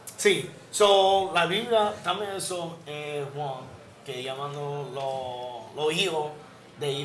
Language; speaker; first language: Spanish; non-native, learner; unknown